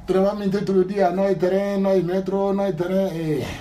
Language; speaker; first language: Spanish; non-native, learner; Wolof